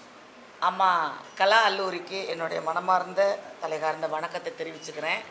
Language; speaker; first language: Tamil; native; Tamil